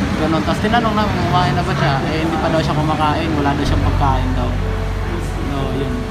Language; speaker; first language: Filipino; native; Filipino